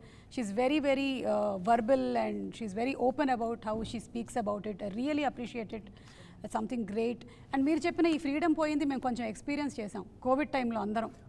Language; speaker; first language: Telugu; native; Telugu